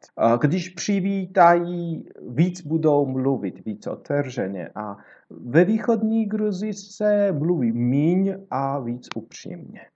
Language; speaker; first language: Czech; non-native, fluent; Georgian